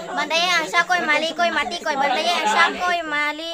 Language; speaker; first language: Cebuano; native; Cebuano